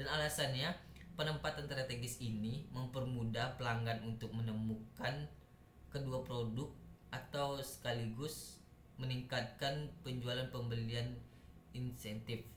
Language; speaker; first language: Indonesian; native; Indonesian